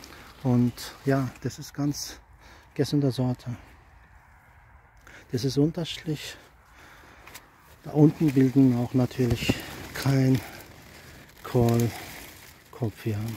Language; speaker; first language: German; non-native, fluent; Turkish